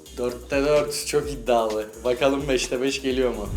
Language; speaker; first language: Turkish; native; Turkish